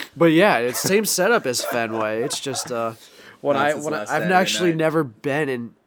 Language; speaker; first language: English; native; English